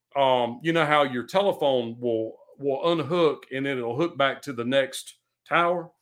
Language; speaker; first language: English; native; English